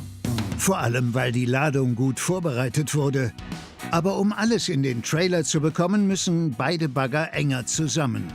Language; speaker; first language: German; native; German